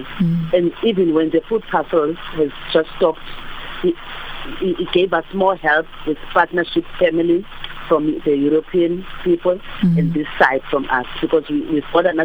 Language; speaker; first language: English; non-native, local second language; Afrikaans